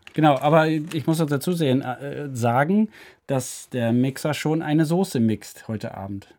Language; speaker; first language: German; non-native, fluent; Dutch